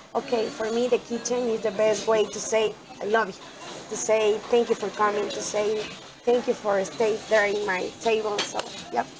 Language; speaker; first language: English; non-native, learner; Spanish